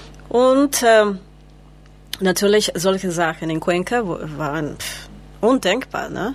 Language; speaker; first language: German; non-native, learner; Spanish